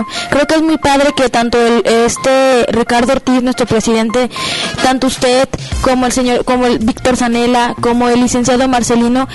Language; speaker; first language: Spanish; native; Spanish